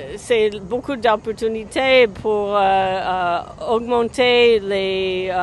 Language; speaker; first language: French; non-native, fluent; English